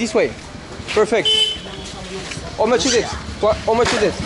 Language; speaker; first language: English; non-native, learner; French